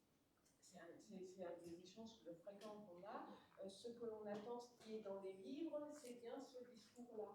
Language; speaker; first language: French; native; French